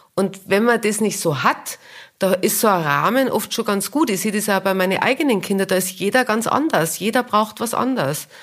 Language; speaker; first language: German; native; German